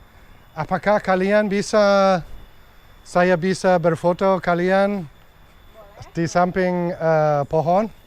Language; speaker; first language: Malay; non-native, learner; English